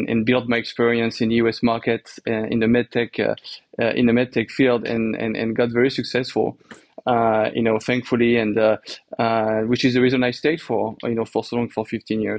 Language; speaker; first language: English; non-native, fluent; French